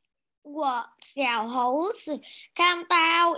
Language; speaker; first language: Chinese; non-native, learner; Vietnamese